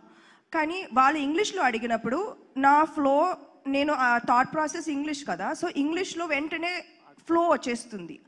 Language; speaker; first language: Telugu; non-native, local second language; English